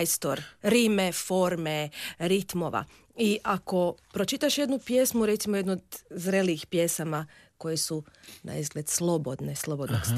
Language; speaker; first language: Croatian; non-native, local second language; Hungarian